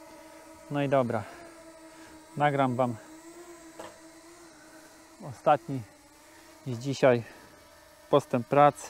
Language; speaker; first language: Polish; native; Polish